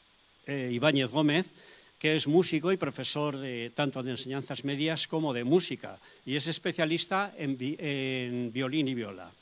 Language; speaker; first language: Spanish; native; Spanish